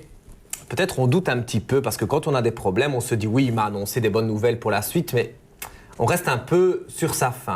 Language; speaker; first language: French; native; French